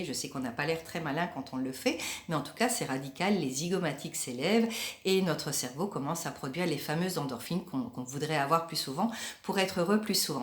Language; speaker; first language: French; native; French